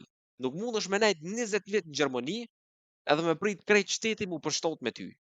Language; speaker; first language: Albanian; early bilingual, heritage; Albanian